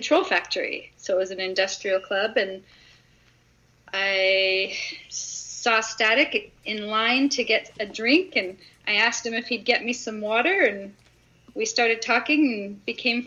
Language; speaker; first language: English; native; English